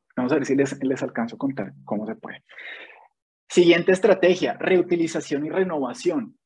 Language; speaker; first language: Spanish; native; Spanish